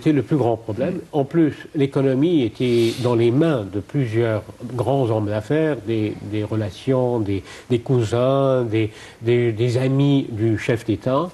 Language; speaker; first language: French; non-native, fluent; Arabic